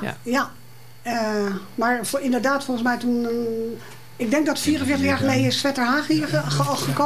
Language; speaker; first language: Dutch; native; Dutch